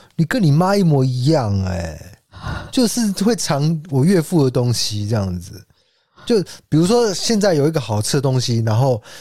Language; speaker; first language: Chinese; native; Chinese